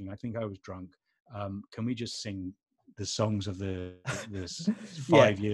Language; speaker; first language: English; native; English